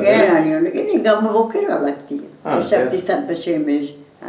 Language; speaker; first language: Hebrew; non-native, learner; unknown